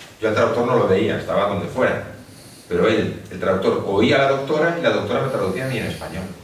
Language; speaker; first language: Spanish; native; Spanish